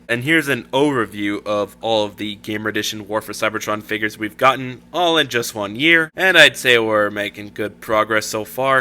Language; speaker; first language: English; native; English